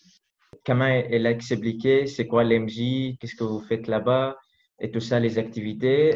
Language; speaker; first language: French; non-native, learner; Arabic